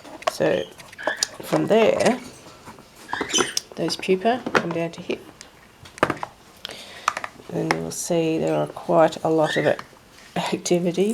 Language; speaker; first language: English; native; English